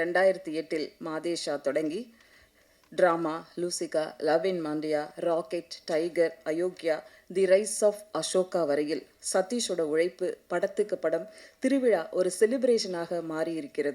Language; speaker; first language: Tamil; native; Tamil